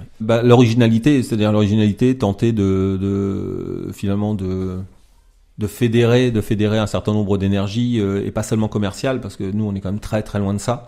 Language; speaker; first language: French; native; French